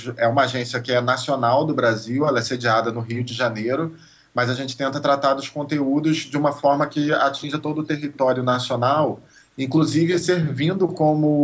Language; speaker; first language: Portuguese; native; Portuguese